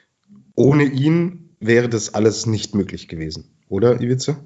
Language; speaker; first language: German; native; German